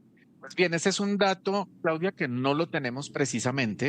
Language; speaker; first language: Spanish; native; Spanish